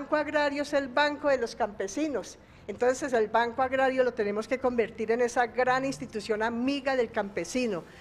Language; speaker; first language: Spanish; native; Spanish